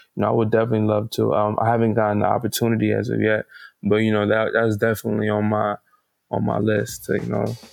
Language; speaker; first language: English; native; English